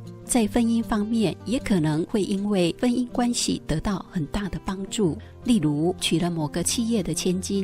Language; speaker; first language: Chinese; native; Chinese